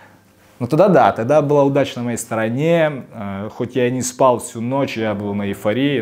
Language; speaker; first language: Russian; native; Russian